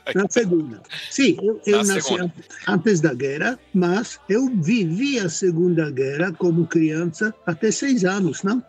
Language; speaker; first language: Portuguese; non-native, fluent; Czech